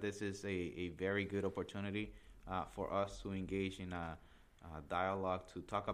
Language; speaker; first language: English; non-native, fluent; Spanish